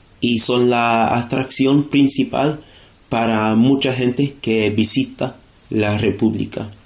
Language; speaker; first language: Spanish; non-native, fluent; English